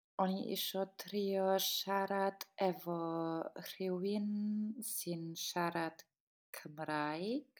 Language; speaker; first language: Welsh; non-native, learner; English